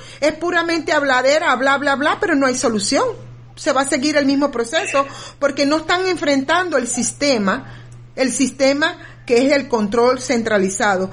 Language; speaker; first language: Spanish; native; Spanish